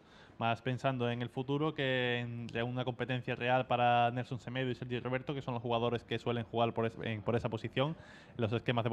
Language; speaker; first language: Spanish; native; Spanish